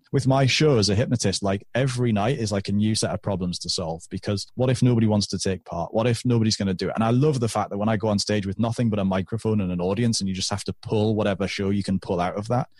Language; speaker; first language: English; native; English